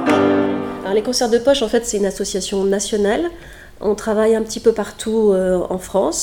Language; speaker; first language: French; native; French